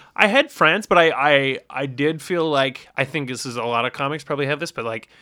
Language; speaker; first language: English; native; English